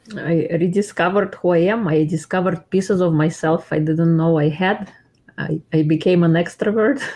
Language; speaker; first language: English; non-native, fluent; Russian